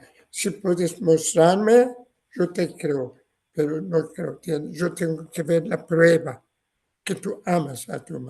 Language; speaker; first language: Spanish; non-native, learner; Persian